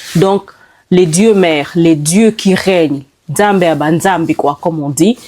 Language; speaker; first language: French; non-native, local second language; Nande